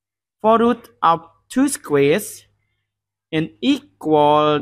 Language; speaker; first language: English; non-native, learner; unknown